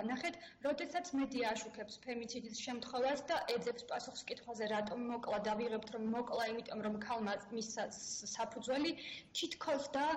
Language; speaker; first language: Georgian; native; Georgian